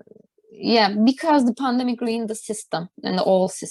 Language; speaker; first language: English; non-native, learner; Turkish